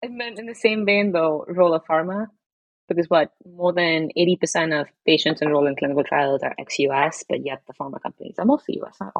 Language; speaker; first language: English; non-native, local second language; Hindi